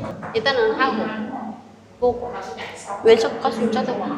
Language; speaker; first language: Korean; non-native, learner; Vietnamese